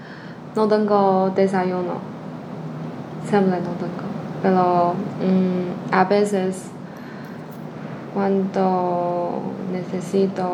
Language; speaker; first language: Spanish; non-native, learner; Chinese